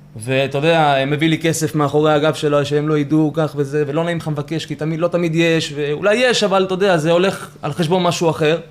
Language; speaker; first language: Hebrew; early bilingual, other home language; Russian